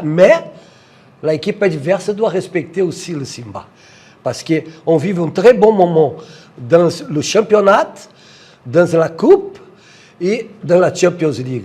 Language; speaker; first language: French; non-native, fluent; Portuguese